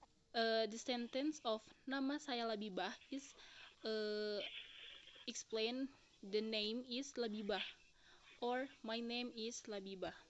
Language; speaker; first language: English; non-native, learner; Indonesian